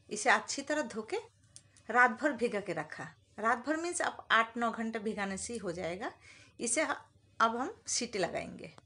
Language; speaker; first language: Hindi; non-native, local second language; Bangla